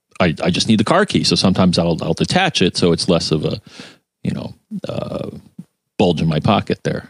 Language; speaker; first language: English; native; English